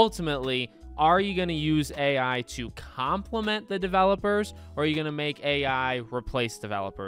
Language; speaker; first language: English; native; English